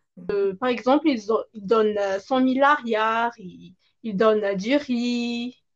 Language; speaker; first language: French; non-native, local second language; Malagasy